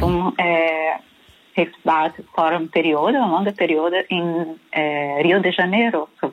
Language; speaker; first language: Dutch; non-native, fluent; Portuguese